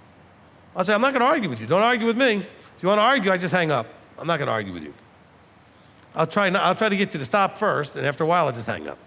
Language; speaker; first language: English; native; English